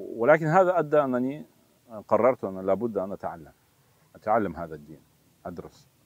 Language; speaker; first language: Arabic; non-native, fluent; Russian